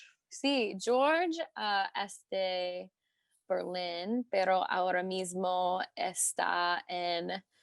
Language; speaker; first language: Spanish; non-native, learner; English